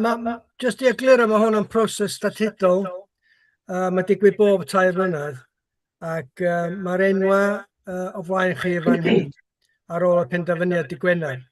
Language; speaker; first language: Welsh; native; Welsh